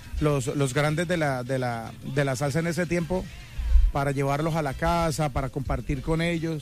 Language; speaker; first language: Spanish; native; Spanish